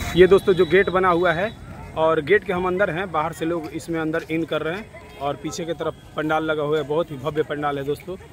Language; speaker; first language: Hindi; native; Hindi